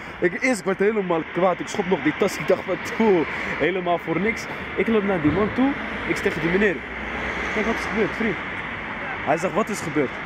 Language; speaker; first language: Dutch; early bilingual, other home language; Riffian